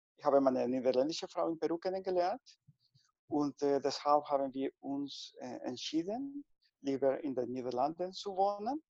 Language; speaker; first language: German; non-native, fluent; Spanish